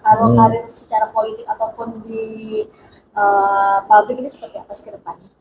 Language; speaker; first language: Indonesian; native; Indonesian